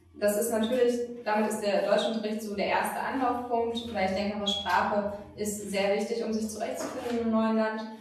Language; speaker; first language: German; native; German